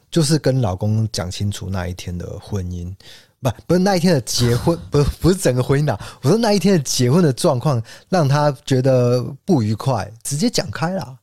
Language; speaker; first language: Chinese; native; Chinese